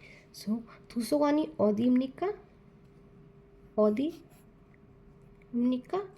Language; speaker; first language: Korean; non-native, fluent; Hindi